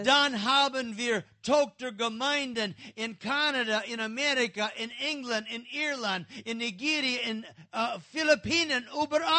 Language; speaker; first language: German; non-native, learner; English